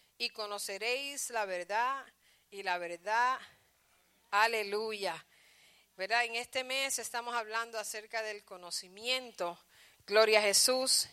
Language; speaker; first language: Spanish; early bilingual, heritage; Spanish